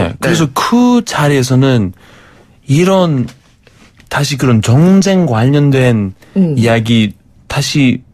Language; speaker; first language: Korean; non-native, fluent; Greek